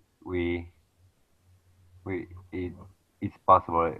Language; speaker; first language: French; non-native, learner; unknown